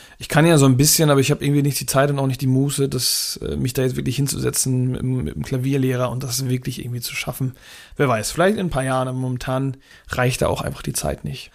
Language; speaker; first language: German; native; German